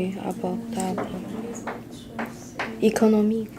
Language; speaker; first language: French; non-native, learner; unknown